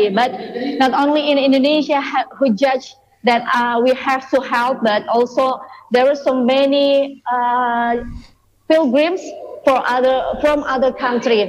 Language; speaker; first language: English; non-native, learner; Indonesian